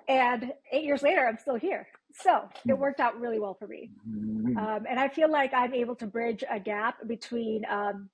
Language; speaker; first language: English; native; English